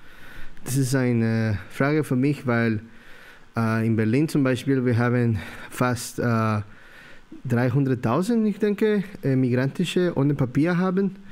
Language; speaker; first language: German; non-native, learner; Spanish